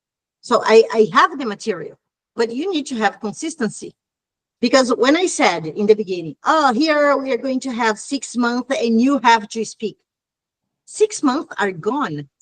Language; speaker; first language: English; non-native, fluent; Portuguese